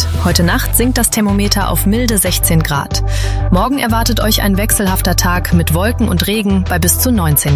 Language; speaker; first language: German; native; German